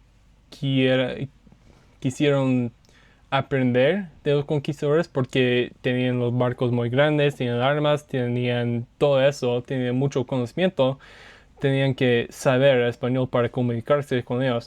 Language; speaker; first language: Spanish; non-native, learner; English